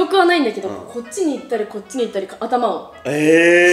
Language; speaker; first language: Japanese; native; Japanese